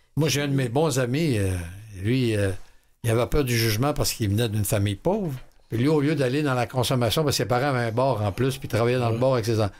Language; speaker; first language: French; native; French